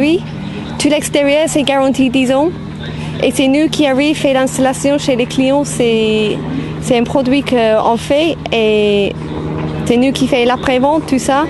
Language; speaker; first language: French; non-native, fluent; English